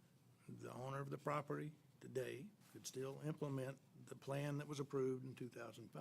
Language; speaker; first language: English; native; English